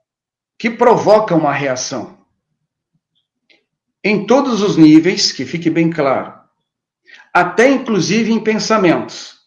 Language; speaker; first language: Portuguese; native; Portuguese